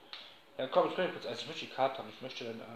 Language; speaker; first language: German; native; German